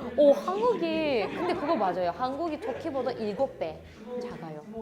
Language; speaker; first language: Korean; non-native, fluent; Turkish